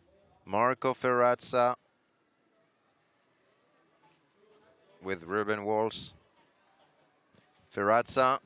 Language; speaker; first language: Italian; non-native, fluent; French